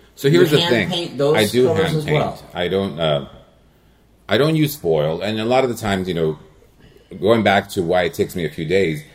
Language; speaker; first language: English; early bilingual, other home language; Spanish